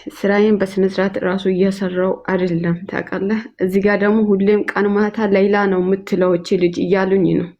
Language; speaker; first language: Amharic; non-native, local second language; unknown